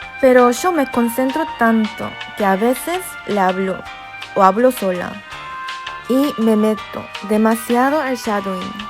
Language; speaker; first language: Spanish; non-native, fluent; Korean